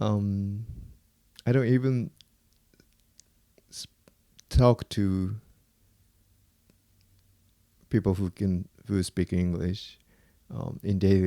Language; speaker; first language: English; non-native, fluent; Japanese